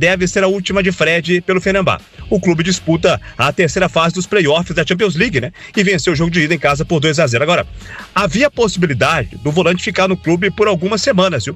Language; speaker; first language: Portuguese; native; Portuguese